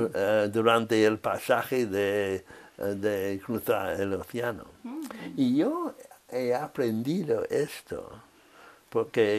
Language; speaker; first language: Spanish; non-native, fluent; English